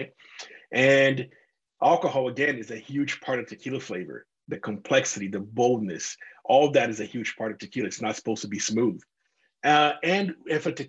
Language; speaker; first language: English; non-native, fluent; Portuguese